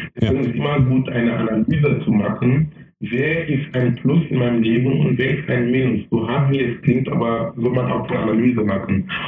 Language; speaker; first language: German; non-native, fluent; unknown